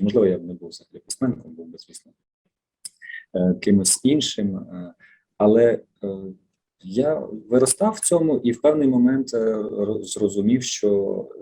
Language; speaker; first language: Ukrainian; native; Ukrainian